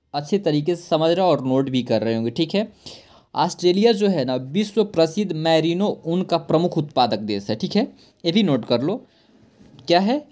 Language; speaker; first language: Hindi; native; Hindi